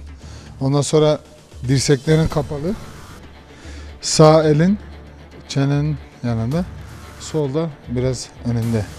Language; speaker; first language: Turkish; early bilingual, heritage; Turkish